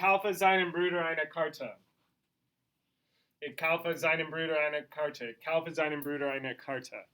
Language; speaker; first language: German; non-native, fluent; English